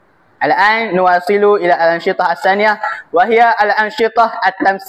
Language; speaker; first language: Arabic; non-native, learner; Malay